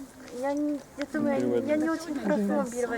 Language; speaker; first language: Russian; non-native, learner; Chinese